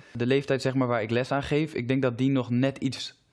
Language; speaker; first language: Dutch; native; Dutch